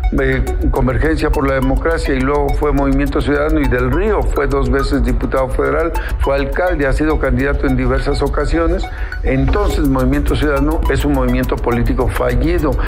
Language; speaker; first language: Spanish; native; Spanish